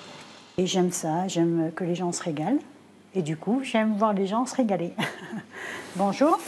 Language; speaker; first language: French; native; French